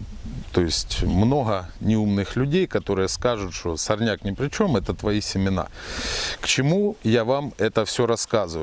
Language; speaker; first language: Russian; native; Russian